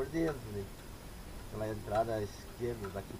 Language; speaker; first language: Portuguese; native; Portuguese